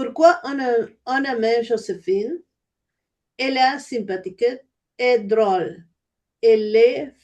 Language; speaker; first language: French; non-native, learner; Spanish